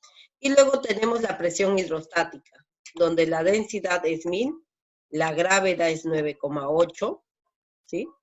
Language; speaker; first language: Spanish; native; Spanish